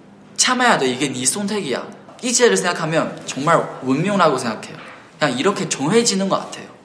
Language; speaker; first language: Korean; non-native, fluent; Chinese